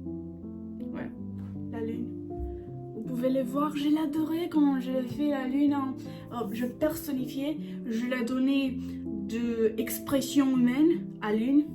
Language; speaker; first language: French; non-native, learner; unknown